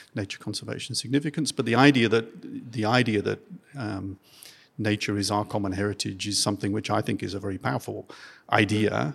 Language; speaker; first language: English; native; English